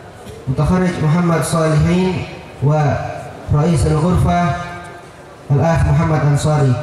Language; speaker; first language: Arabic; non-native, fluent; Indonesian